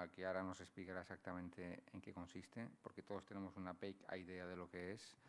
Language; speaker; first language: Spanish; native; Spanish